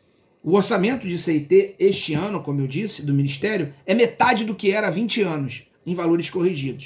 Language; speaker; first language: Portuguese; native; Portuguese